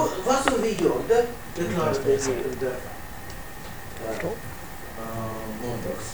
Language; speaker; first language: Swedish; non-native, fluent; Russian